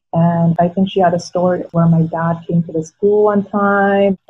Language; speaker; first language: English; non-native, fluent; Filipino